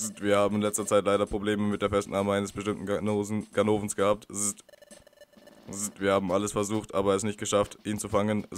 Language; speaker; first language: German; native; German